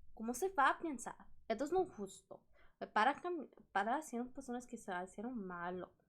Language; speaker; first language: Spanish; non-native, learner; English